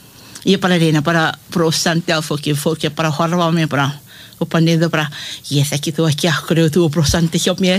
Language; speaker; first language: Icelandic; non-native, learner; Malay